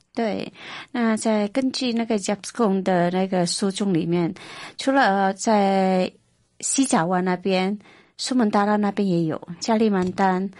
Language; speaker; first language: Chinese; non-native, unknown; Indonesian